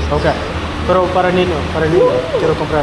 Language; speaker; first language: Spanish; non-native, learner; English